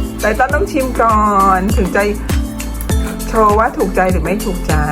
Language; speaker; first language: Thai; native; Thai